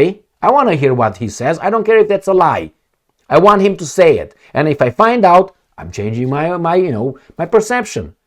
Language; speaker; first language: English; non-native, fluent; Romanian